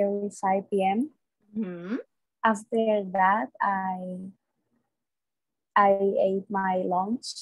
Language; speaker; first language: English; non-native, learner; Spanish